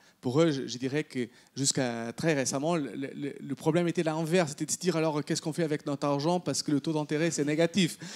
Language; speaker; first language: French; non-native, fluent; Portuguese